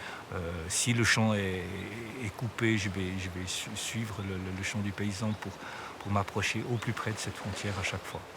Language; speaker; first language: French; native; French